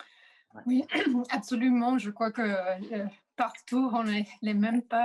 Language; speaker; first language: French; non-native, fluent; Spanish